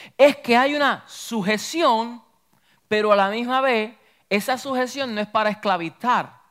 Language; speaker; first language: Spanish; early bilingual, heritage; Spanish